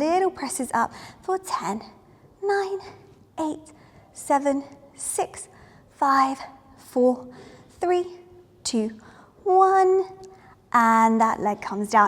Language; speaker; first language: English; native; English